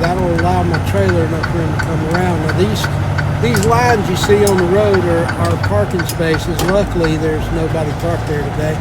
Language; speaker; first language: English; native; English